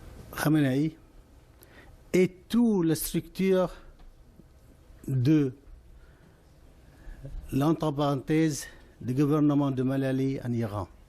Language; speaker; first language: French; non-native, fluent; Arabic